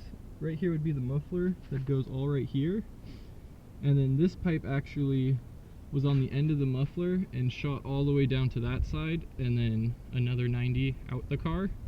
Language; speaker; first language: English; native; English